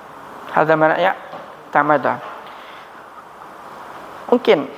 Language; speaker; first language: Arabic; non-native, fluent; Indonesian